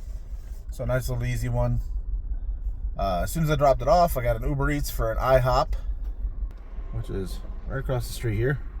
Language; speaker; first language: English; native; English